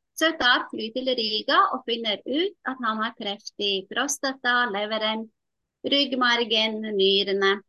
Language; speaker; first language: Norwegian; non-native, fluent; Latvian